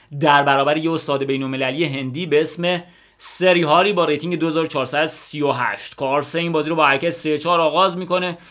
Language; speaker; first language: Persian; native; Persian